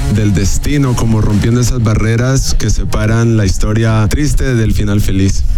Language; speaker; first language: Spanish; native; Spanish